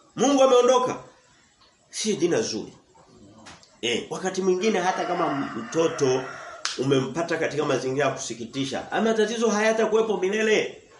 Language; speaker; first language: Swahili; native; Swahili